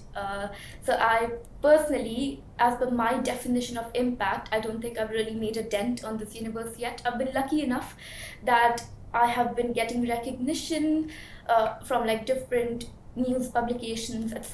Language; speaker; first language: English; non-native, local second language; Hindi